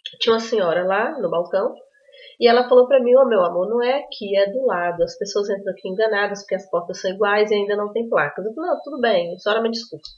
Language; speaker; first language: Portuguese; native; Portuguese